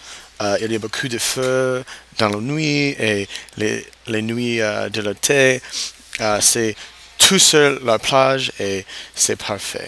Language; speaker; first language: French; non-native, learner; English